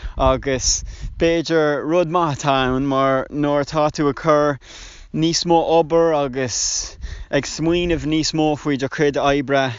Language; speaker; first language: Irish; non-native, local second language; English